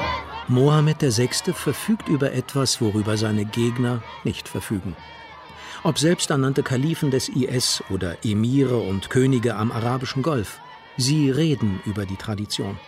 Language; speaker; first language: German; native; German